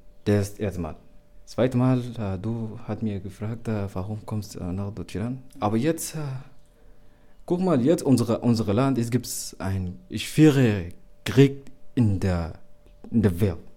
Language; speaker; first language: German; non-native, learner; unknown